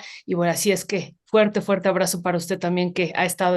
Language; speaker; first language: Spanish; native; Spanish